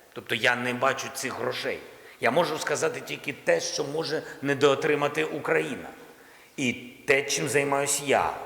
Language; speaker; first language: Ukrainian; non-native, local second language; Russian